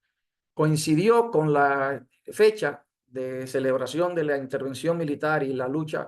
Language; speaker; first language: Spanish; native; Spanish